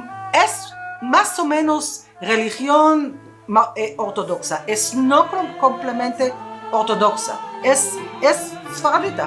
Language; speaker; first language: Portuguese; non-native, learner; Spanish